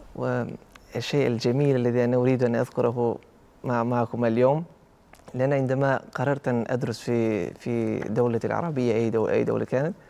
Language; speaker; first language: Arabic; non-native, fluent; Albanian